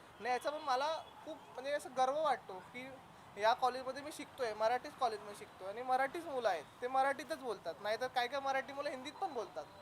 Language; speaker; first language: Marathi; native; Marathi